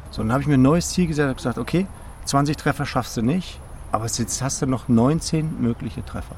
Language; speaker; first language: German; native; German